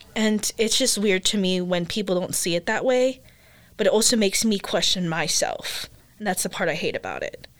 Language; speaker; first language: English; early bilingual, other home language; Filipino